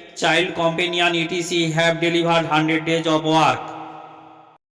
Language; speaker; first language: English; non-native, local second language; Bangla